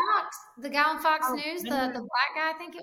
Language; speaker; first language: English; native; English